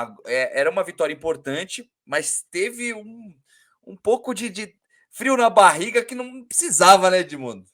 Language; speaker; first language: Portuguese; native; Portuguese